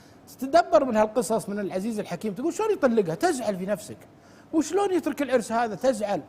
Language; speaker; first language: Arabic; native; Arabic